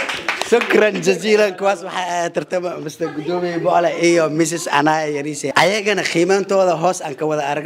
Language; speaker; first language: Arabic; non-native, learner; Somali